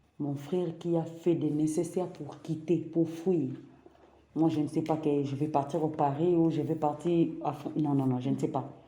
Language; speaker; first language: French; non-native, local second language; Lingala